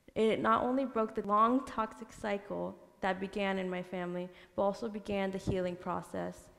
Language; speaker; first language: English; early bilingual, other home language; Spanish